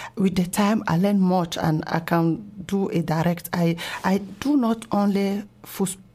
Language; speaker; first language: English; non-native, local second language; Ewe